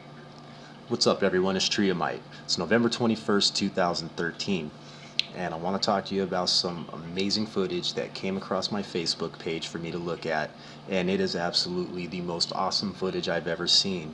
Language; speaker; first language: English; native; English